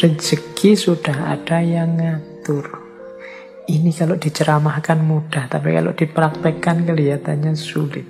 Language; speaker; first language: Indonesian; native; Indonesian